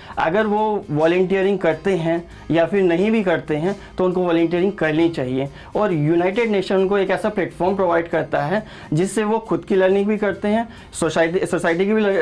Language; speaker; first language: Hindi; native; Hindi